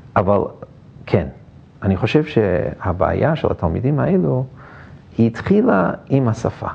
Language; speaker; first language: Hebrew; non-native, fluent; English